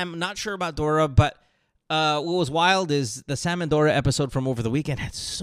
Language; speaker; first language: English; non-native, local second language; Filipino